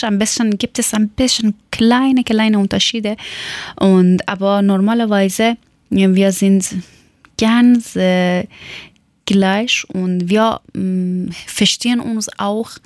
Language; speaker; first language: German; non-native, learner; Persian